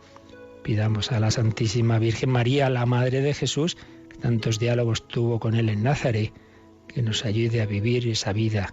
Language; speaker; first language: Spanish; native; Spanish